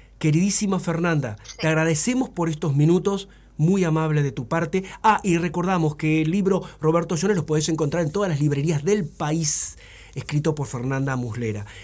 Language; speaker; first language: Spanish; native; Spanish